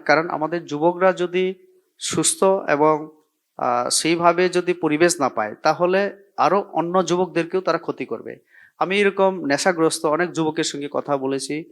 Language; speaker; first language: Bangla; non-native, local second language; Kok Borok